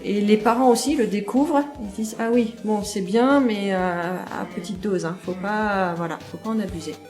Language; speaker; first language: French; native; French